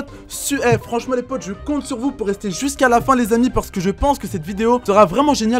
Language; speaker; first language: French; native; French